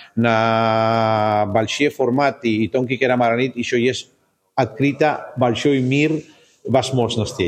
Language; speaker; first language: Russian; non-native, fluent; Spanish